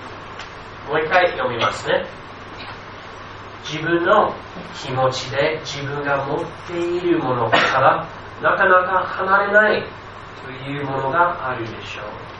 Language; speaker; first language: Japanese; non-native, fluent; English